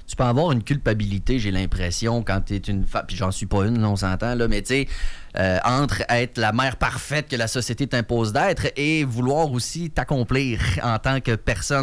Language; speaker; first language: French; native; French